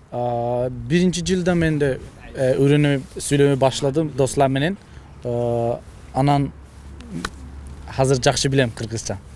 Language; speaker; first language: Kyrgyz; non-native, learner; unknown